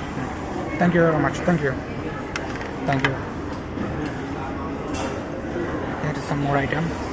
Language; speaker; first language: English; non-native, learner; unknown